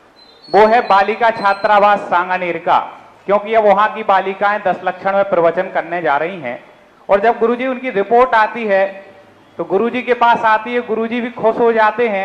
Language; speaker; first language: Hindi; native; Hindi